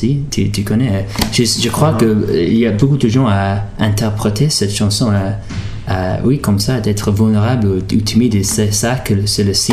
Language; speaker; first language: French; early bilingual, heritage; English